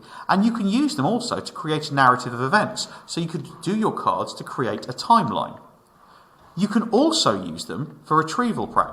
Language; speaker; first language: English; native; English